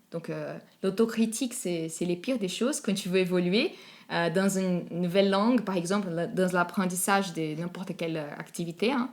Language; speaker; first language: French; non-native, fluent; Portuguese